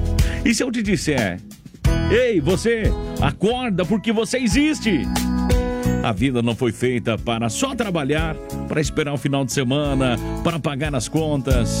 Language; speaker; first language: Portuguese; native; Portuguese